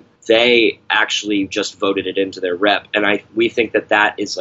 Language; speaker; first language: English; native; English